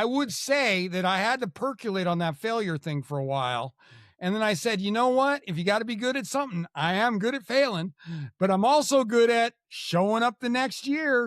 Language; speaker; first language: English; native; English